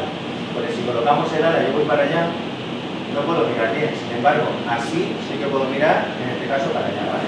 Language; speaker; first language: Spanish; native; Spanish